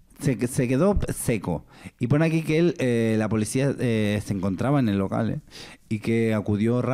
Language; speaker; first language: Spanish; native; Spanish